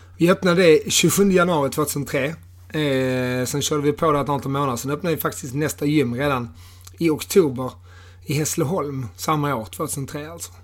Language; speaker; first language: Swedish; native; Swedish